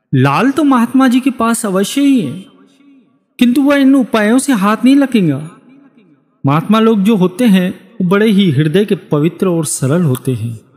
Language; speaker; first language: Hindi; native; Hindi